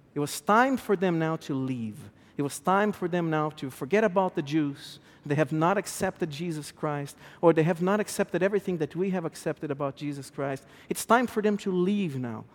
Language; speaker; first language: English; non-native, fluent; Portuguese